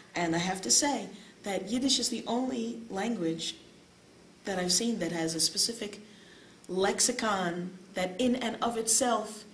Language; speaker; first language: English; native; English